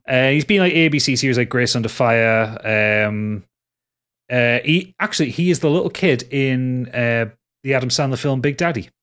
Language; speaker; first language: English; native; English